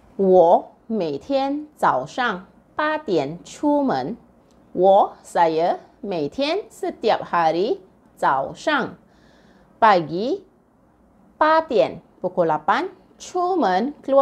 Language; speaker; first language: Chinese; non-native, local second language; Malay